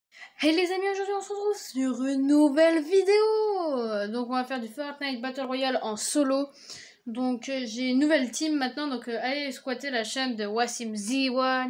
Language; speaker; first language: French; native; French